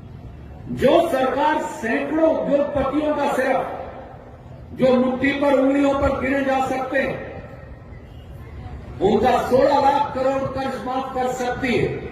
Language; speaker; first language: Hindi; native; Hindi